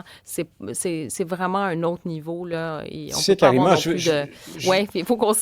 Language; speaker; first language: French; native; French